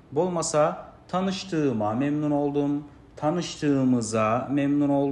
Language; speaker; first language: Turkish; non-native, fluent; Kazakh